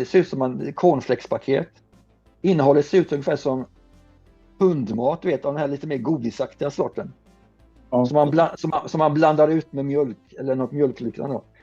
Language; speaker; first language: Swedish; native; Swedish